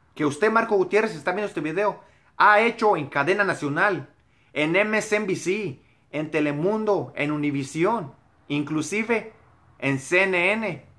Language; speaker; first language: Spanish; native; Spanish